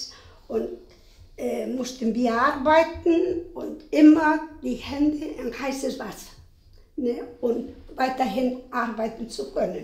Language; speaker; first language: German; non-native, fluent; Spanish